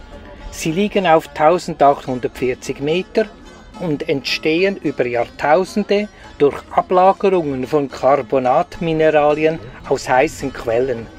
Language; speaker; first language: German; native; German